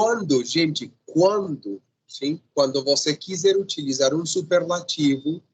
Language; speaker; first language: Portuguese; non-native, fluent; Spanish